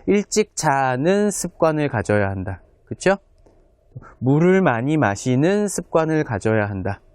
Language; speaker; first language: Korean; native; Korean